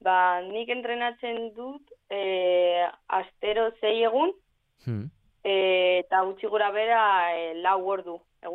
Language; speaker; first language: Basque; non-native, local second language; Spanish